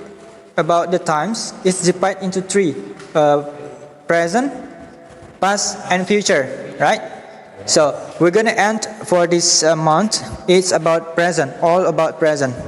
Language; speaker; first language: English; non-native, learner; Indonesian